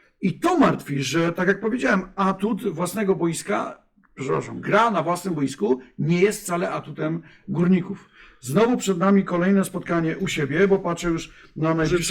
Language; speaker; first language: Polish; native; Polish